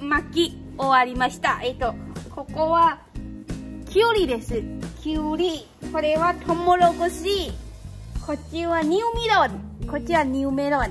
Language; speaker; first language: Japanese; non-native, local second language; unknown